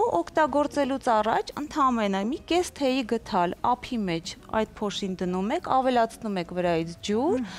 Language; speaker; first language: Armenian; native; Armenian